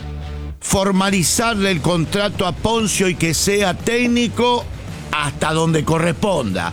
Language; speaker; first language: Spanish; native; Spanish